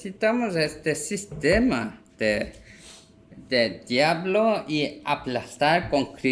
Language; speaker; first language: Spanish; non-native, learner; Korean